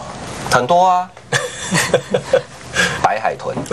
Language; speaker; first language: Chinese; native; Chinese